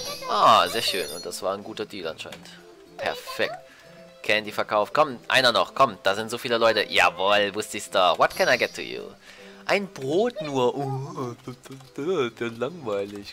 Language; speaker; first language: German; native; German